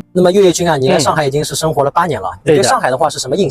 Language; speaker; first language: Chinese; native; Chinese